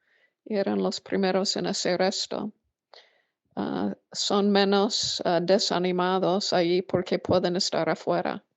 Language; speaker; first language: Spanish; non-native, fluent; English